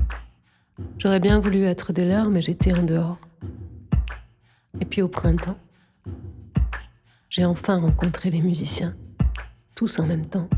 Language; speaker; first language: French; native; French